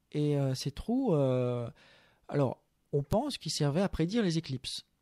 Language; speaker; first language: French; native; French